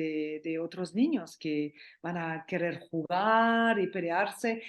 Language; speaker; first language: Spanish; non-native, fluent; French